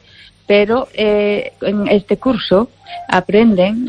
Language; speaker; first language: Spanish; non-native, learner; Japanese